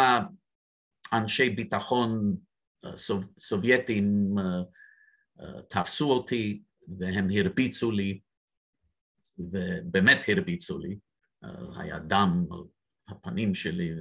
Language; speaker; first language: Hebrew; non-native, fluent; English